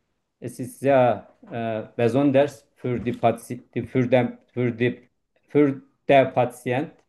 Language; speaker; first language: German; non-native, learner; Turkish